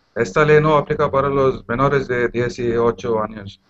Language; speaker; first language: Spanish; non-native, learner; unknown